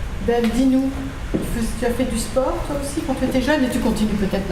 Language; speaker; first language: French; native; French